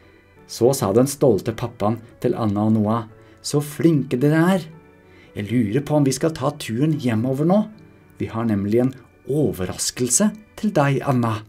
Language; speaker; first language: Norwegian; native; Norwegian